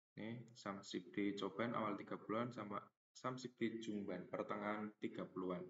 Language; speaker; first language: Indonesian; native; Indonesian